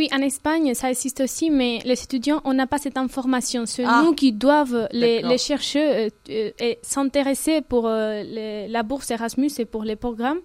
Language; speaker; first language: French; non-native, fluent; Spanish